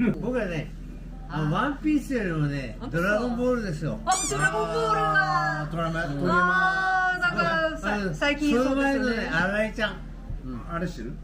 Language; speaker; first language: Japanese; non-native, learner; Korean